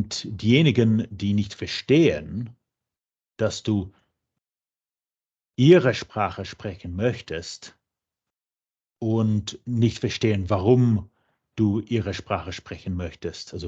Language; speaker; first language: German; non-native, fluent; English